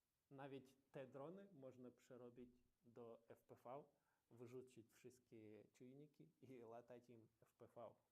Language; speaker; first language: Polish; non-native, learner; Ukrainian